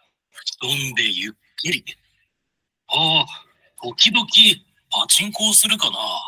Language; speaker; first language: Japanese; non-native, learner; Bangla